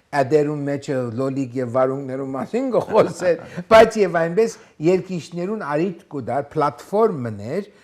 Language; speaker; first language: Armenian; early bilingual, heritage; Armenian